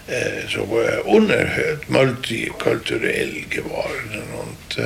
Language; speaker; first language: German; non-native, fluent; Swedish